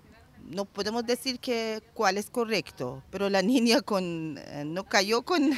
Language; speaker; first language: Spanish; non-native, learner; Persian